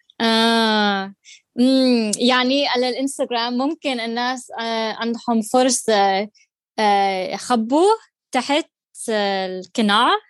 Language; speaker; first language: Arabic; non-native, learner; English